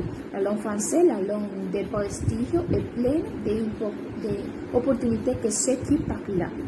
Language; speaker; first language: French; non-native, learner; Spanish